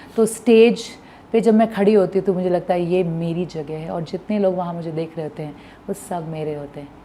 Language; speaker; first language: Hindi; non-native, local second language; Bhojpuri